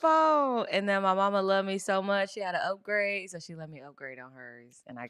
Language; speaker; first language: English; native; English